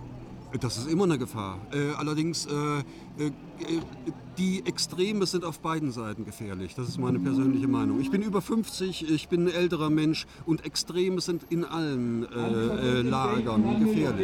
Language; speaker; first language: German; native; German